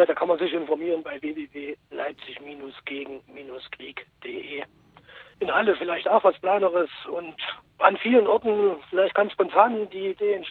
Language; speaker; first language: German; native; German